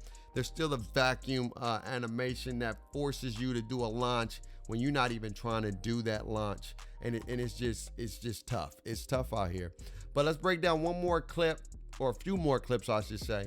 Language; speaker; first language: English; native; English